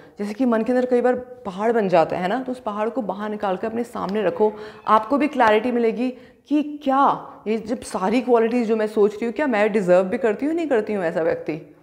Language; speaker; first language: Hindi; native; Hindi